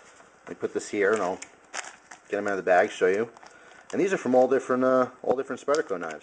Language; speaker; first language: English; native; English